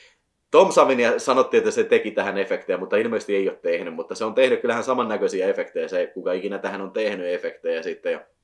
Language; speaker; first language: Finnish; native; Finnish